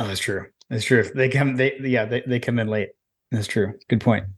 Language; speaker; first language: English; native; English